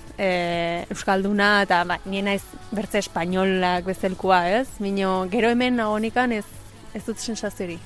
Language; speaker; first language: Basque; early bilingual, other home language; Spanish